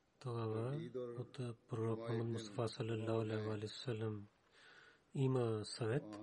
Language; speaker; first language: Bulgarian; non-native, learner; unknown